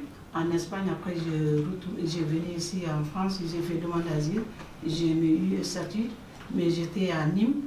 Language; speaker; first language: French; non-native, learner; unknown